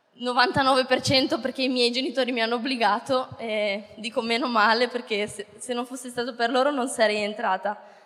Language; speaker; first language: Italian; native; Italian